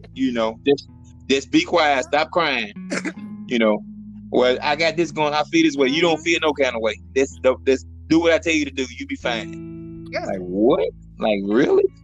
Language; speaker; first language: English; native; English